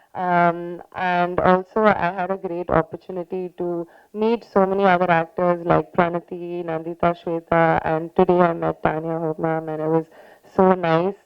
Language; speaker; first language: English; non-native, local second language; Tamil